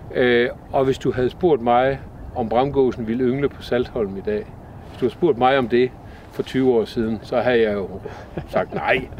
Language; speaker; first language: Danish; native; Danish